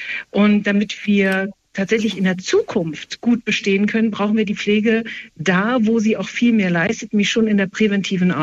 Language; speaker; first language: German; native; German